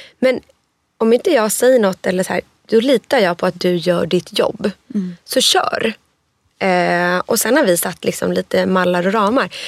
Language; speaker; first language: Swedish; native; Swedish